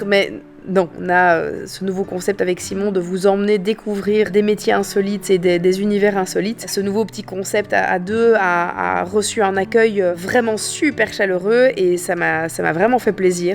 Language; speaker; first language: French; native; French